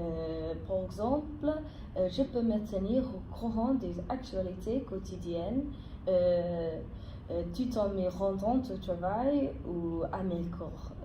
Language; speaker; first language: French; non-native, fluent; English